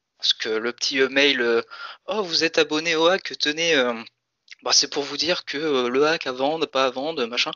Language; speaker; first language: French; native; French